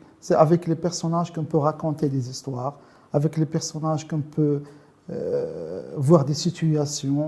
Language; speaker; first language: French; non-native, local second language; Arabic